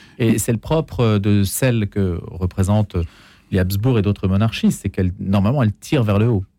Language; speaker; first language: French; native; French